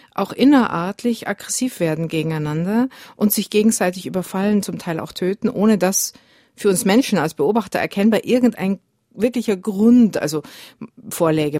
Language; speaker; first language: German; native; German